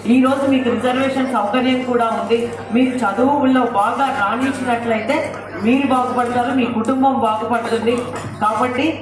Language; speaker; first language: Telugu; native; Telugu